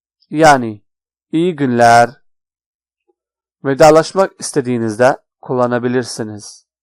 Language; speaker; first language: Turkish; non-native, fluent; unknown